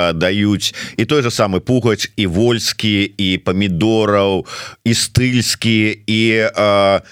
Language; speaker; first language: Belarusian; native; Belarusian